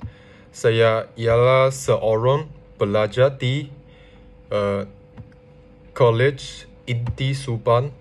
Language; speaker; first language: Indonesian; non-native, learner; Chinese